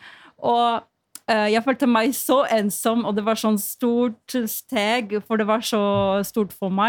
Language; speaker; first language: Norwegian; non-native, fluent; Polish